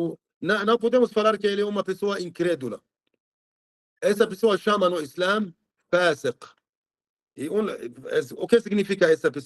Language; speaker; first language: Portuguese; non-native, fluent; Arabic